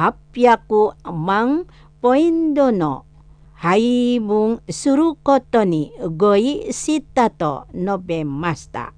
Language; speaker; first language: Japanese; non-native, learner; Indonesian